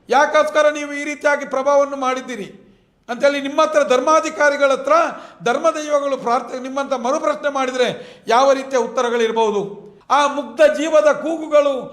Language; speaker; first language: Kannada; non-native, local second language; Tulu